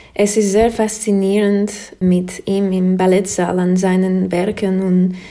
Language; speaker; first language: German; non-native, fluent; Slovak